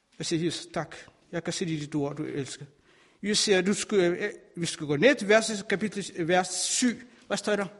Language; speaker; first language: Danish; non-native, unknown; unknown